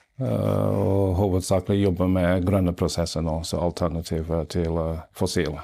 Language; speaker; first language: Norwegian; non-native, fluent; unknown